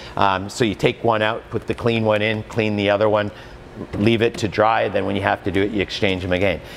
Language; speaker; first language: English; native; English